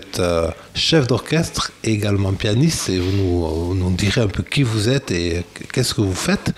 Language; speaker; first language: French; native; French